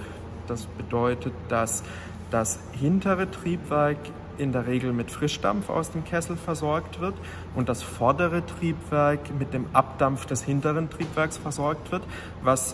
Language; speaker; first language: German; native; German